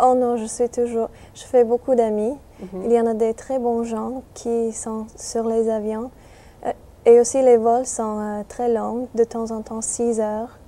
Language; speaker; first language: French; non-native, fluent; English